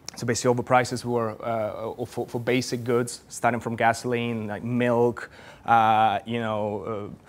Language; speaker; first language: English; non-native, fluent; Russian